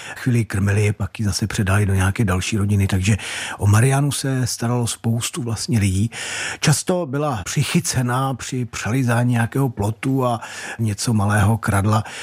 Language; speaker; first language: Czech; native; Czech